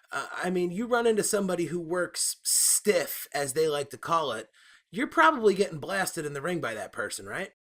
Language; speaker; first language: English; native; English